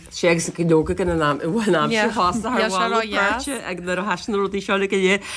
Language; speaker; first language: Irish; native; Irish